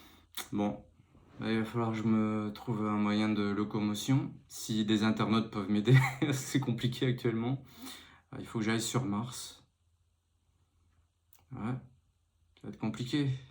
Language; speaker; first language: French; native; French